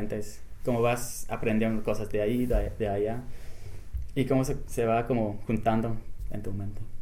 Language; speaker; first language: Spanish; non-native, fluent; English